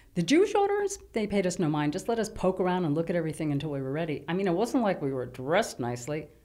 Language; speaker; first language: English; native; English